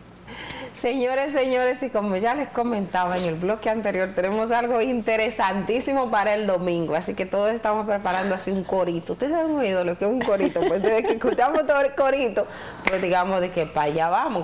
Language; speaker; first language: Spanish; native; Spanish